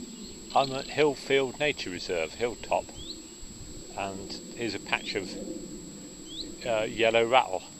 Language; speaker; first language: English; native; English